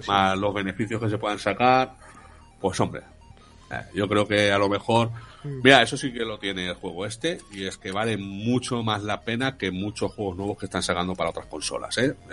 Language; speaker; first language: Spanish; native; Spanish